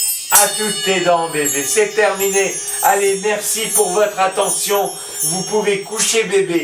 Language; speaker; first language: French; native; French